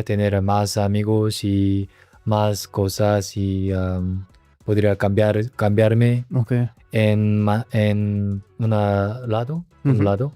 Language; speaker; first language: Spanish; non-native, learner; Korean